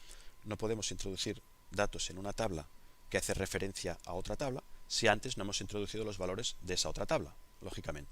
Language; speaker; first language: Spanish; native; Spanish